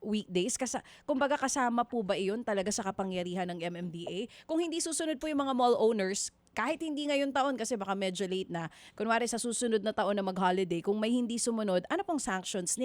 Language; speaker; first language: Filipino; native; Filipino